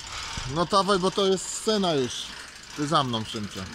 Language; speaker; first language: Polish; native; Polish